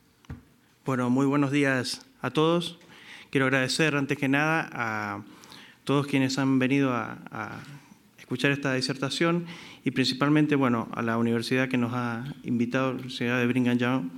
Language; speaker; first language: Spanish; native; Spanish